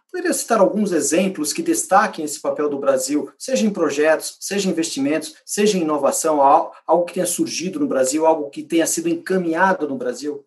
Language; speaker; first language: Portuguese; native; Portuguese